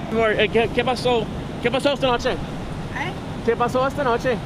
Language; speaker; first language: Spanish; non-native, learner; English